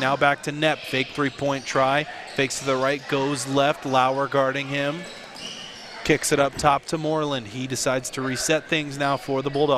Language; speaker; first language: English; native; English